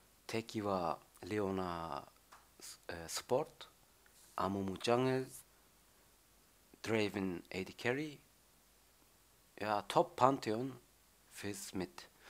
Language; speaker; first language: Japanese; non-native, learner; German